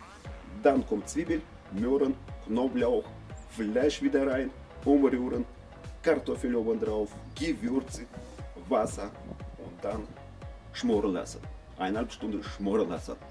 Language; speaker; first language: German; non-native, learner; Russian